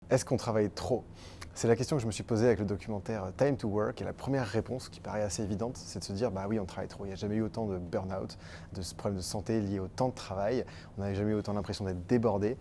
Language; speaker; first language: French; native; French